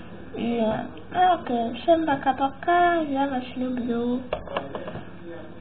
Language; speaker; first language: Russian; early bilingual, heritage; Russian